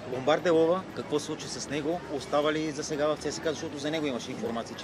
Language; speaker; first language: Bulgarian; native; Bulgarian